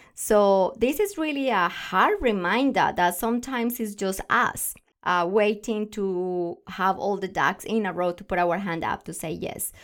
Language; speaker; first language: English; non-native, fluent; Spanish